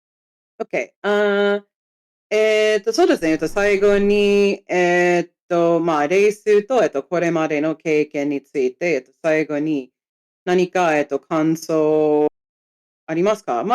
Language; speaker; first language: Japanese; non-native, fluent; English